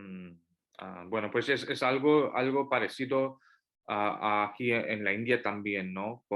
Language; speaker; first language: Spanish; non-native, fluent; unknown